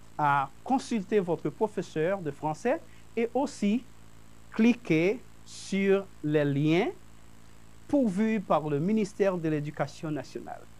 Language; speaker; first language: French; non-native, fluent; Spanish